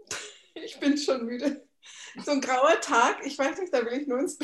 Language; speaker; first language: German; native; German